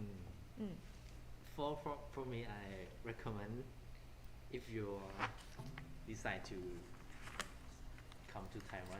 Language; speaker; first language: English; non-native, fluent; Thai